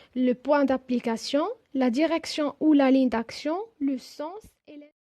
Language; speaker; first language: French; non-native, local second language; Arabic